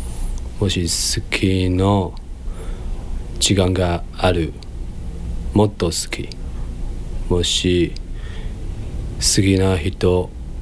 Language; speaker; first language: Japanese; non-native, learner; Chinese